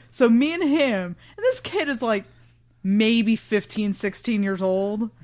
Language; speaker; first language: English; native; English